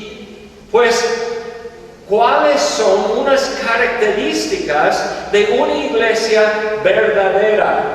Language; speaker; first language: Spanish; non-native, fluent; English